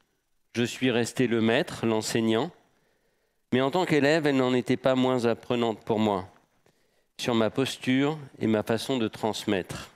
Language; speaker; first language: French; native; French